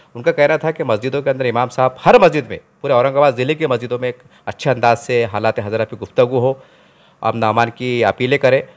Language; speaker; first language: Hindi; non-native, local second language; Urdu